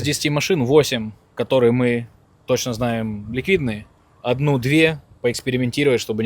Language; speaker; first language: Russian; native; Russian